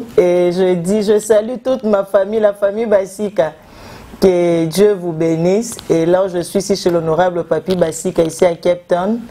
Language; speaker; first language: French; non-native, local second language; Lingala